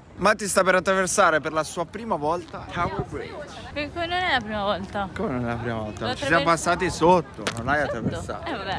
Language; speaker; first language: Italian; native; Italian